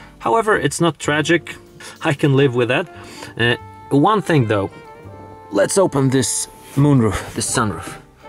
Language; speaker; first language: English; non-native, fluent; Polish